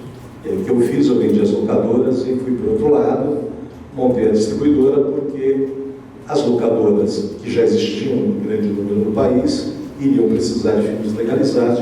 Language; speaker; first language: Portuguese; native; Portuguese